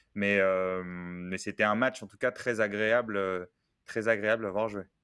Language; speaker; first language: French; native; French